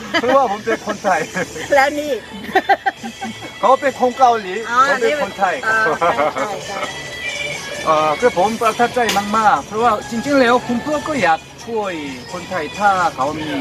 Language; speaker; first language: Thai; non-native, learner; Korean